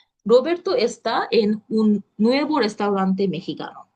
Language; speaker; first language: Spanish; non-native, learner; Bangla